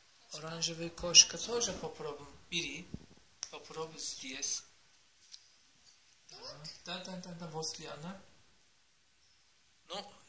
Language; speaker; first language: Russian; non-native, learner; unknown